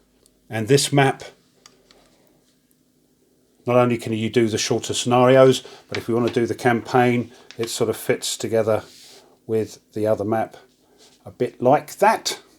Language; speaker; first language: English; native; English